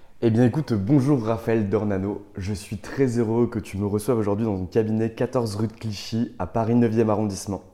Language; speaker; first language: French; native; French